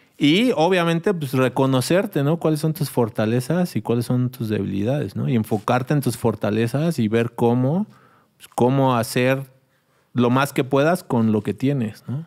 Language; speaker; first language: Spanish; native; Spanish